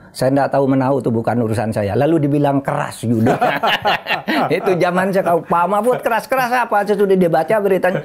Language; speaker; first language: Indonesian; non-native, local second language; Madurese